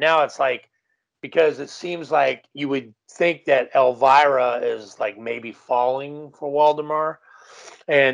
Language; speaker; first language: English; native; English